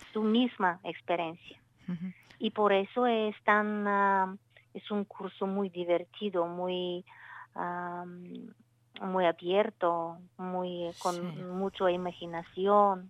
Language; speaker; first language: Spanish; non-native, learner; Bulgarian